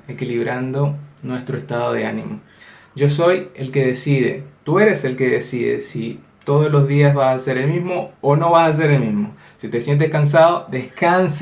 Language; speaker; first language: Spanish; native; Spanish